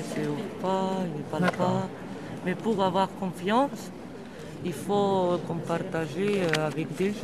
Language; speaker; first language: French; early bilingual, other home language; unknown